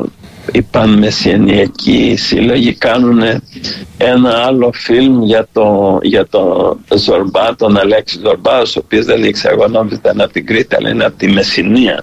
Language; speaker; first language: Greek; early bilingual, heritage; Greek